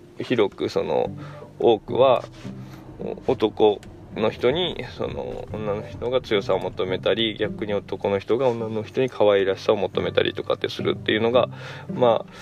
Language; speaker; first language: Japanese; native; Japanese